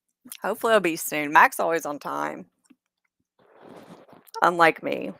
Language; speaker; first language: English; native; English